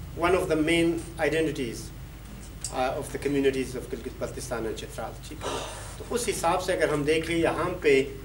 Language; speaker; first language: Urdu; non-native, local second language; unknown